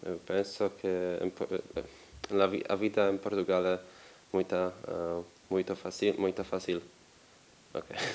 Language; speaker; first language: Portuguese; non-native, learner; Polish